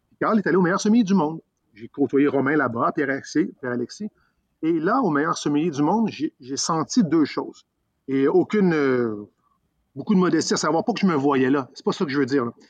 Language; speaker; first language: French; native; French